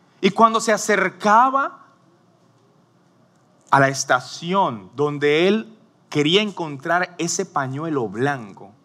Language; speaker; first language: Spanish; native; Spanish